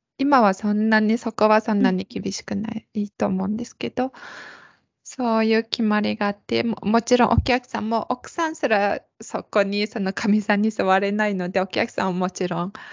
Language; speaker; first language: Japanese; non-native, fluent; Mongolian